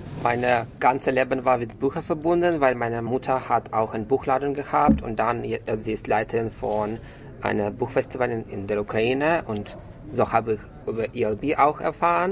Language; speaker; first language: German; non-native, fluent; Ukrainian